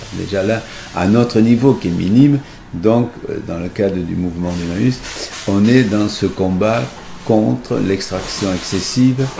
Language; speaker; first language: French; native; French